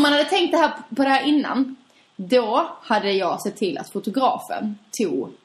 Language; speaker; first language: Swedish; native; Swedish